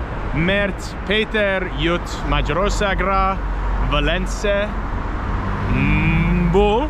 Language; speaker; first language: Hungarian; non-native, learner; English